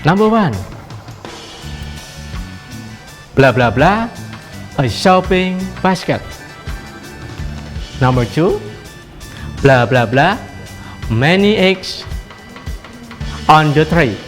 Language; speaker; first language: English; non-native, fluent; Indonesian